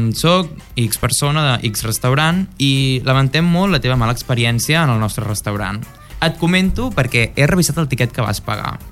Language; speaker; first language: Catalan; non-native, local second language; Spanish